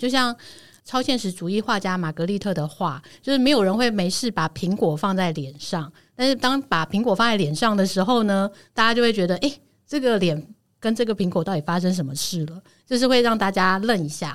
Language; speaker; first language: Chinese; native; Chinese